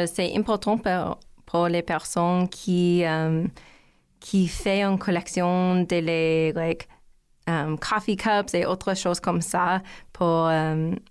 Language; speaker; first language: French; non-native, learner; English